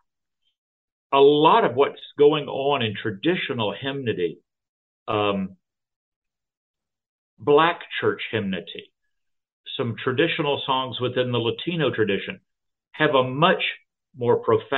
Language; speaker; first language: English; native; English